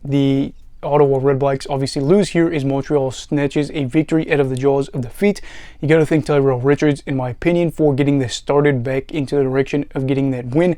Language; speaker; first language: English; native; English